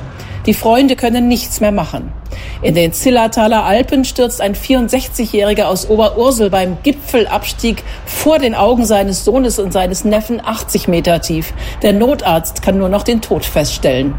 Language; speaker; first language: German; native; German